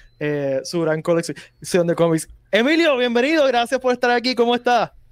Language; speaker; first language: Spanish; native; Spanish